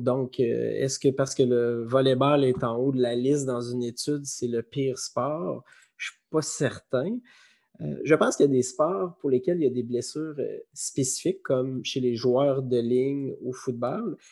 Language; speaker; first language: French; native; French